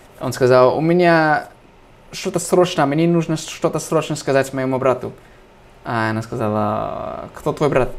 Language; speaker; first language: Russian; non-native, fluent; English